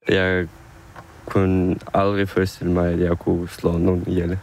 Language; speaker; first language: Danish; non-native, fluent; Ukrainian